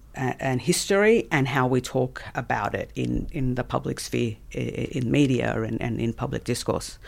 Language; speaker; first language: English; native; English